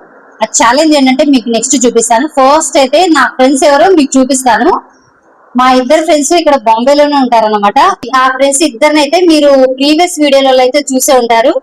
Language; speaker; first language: Telugu; native; Telugu